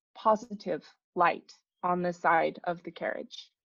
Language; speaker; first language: English; native; English